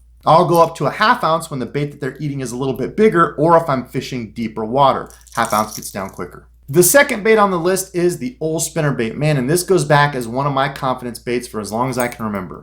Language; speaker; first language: English; native; English